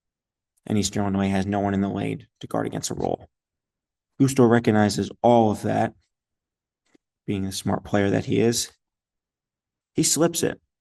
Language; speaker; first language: English; native; English